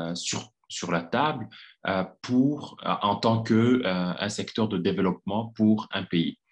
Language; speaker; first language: French; non-native, local second language; Kinyarwanda